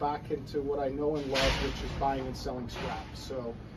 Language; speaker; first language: English; native; English